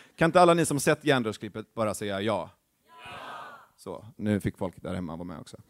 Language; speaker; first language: Swedish; early bilingual, other home language; Persian